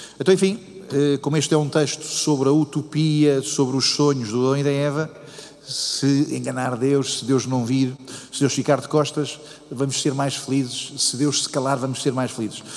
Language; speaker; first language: Portuguese; native; Portuguese